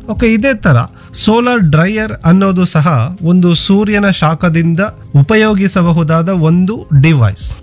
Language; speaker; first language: Kannada; native; Kannada